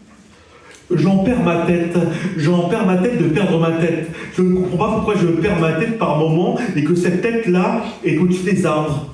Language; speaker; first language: French; native; French